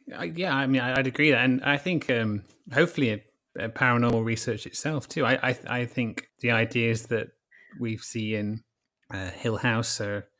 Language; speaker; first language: English; native; English